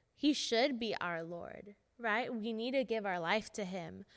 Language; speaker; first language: English; early bilingual, other home language; Spanish